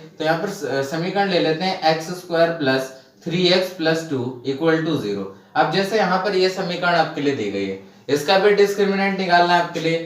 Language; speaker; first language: Hindi; native; Hindi